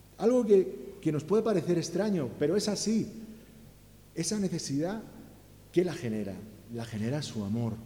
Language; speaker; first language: Spanish; native; Spanish